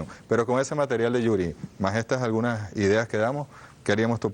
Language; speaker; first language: Spanish; native; Spanish